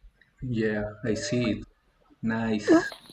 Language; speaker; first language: English; non-native, learner; Spanish